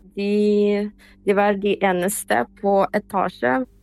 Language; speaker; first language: Norwegian; non-native, fluent; Ukrainian